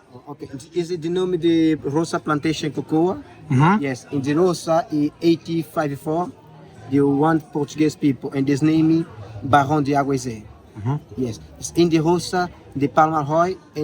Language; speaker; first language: English; non-native, learner; Portuguese